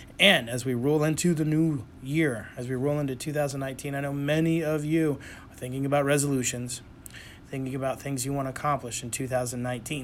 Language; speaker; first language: English; native; English